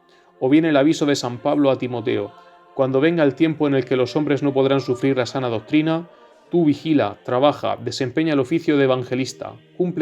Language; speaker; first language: Spanish; native; Spanish